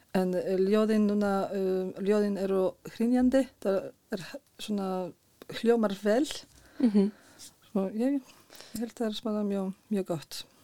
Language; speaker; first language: Icelandic; non-native, fluent; Polish